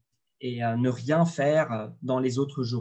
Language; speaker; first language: French; non-native, local second language; Arabic